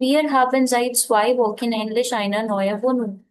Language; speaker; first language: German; non-native, fluent; Hindi